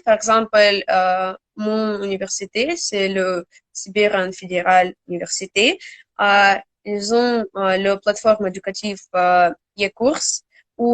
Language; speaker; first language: French; non-native, learner; Russian